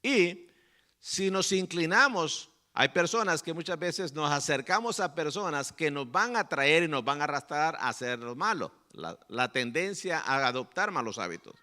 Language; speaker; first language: Spanish; native; Spanish